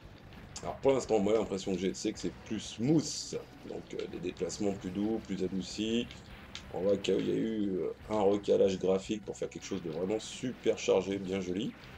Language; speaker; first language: French; native; French